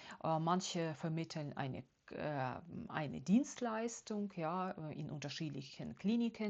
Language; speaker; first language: German; non-native, fluent; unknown